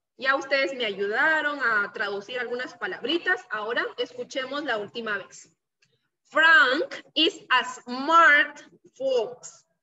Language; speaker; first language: Spanish; native; Spanish